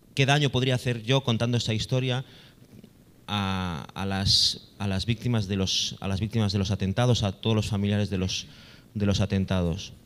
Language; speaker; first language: Spanish; native; Spanish